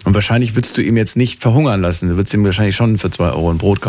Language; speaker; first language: German; native; German